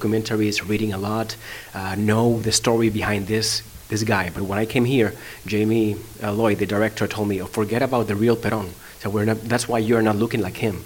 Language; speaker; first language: English; non-native, fluent; Spanish